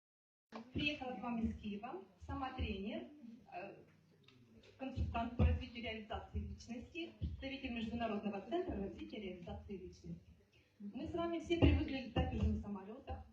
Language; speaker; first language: Russian; native; Russian